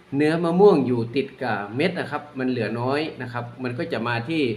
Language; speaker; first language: Thai; non-native, local second language; Northeastern Thai